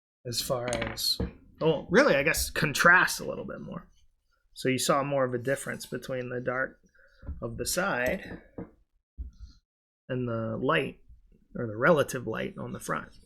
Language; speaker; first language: English; native; English